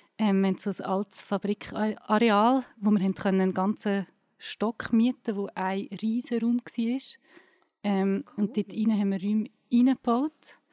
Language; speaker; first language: German; native; German